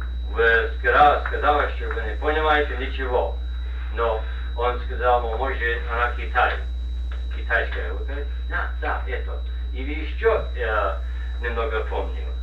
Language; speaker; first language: Russian; non-native, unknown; English